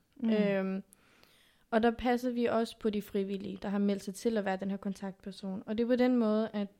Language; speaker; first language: Danish; early bilingual, other home language; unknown